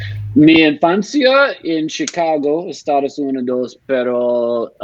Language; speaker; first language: Spanish; non-native, learner; English